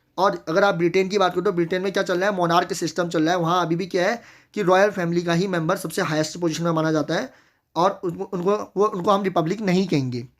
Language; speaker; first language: Hindi; native; Hindi